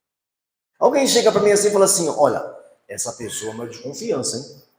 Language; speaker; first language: Portuguese; native; Portuguese